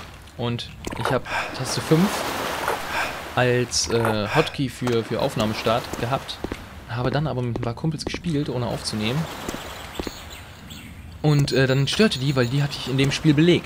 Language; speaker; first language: German; native; German